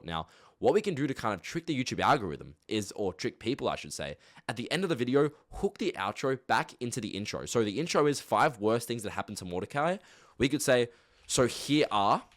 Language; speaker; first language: English; native; English